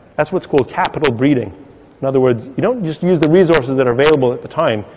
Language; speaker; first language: English; native; English